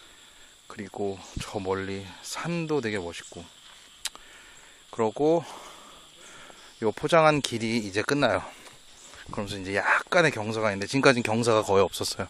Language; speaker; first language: Korean; native; Korean